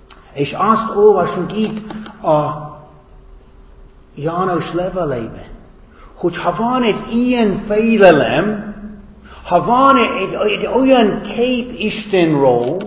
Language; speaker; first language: Hungarian; non-native, fluent; English